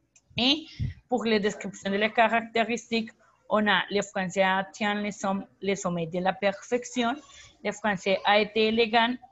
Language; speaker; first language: French; non-native, learner; Spanish